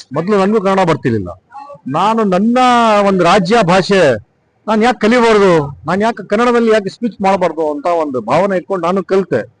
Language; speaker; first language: Kannada; non-native, local second language; Urdu